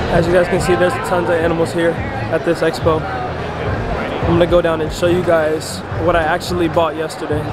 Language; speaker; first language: English; native; English